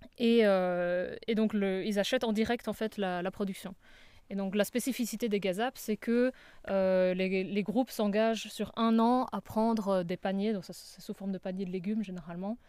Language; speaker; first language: French; native; French